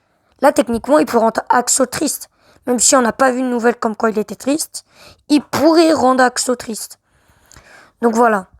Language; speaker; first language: French; native; French